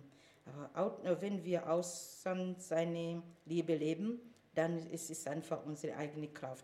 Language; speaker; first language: German; non-native, fluent; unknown